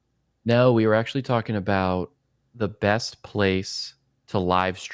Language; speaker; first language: English; native; English